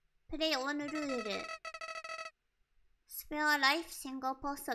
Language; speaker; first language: English; non-native, learner; Japanese